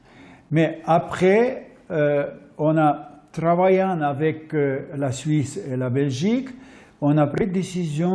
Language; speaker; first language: French; non-native, fluent; Armenian